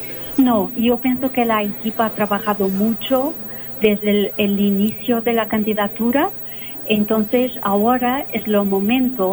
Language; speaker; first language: Spanish; non-native, local second language; Portuguese